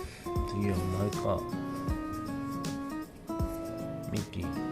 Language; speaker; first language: Japanese; native; Japanese